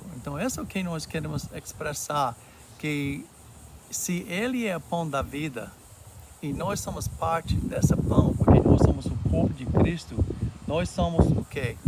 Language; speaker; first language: Portuguese; non-native, fluent; English